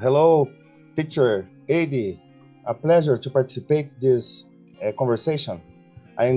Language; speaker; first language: English; non-native, learner; Portuguese